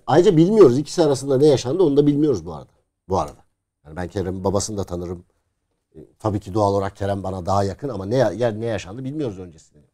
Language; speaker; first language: Turkish; native; Turkish